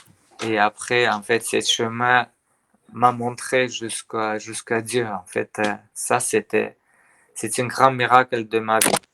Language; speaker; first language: French; non-native, learner; Armenian